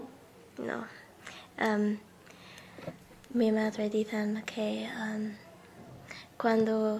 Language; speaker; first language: Spanish; non-native, learner; English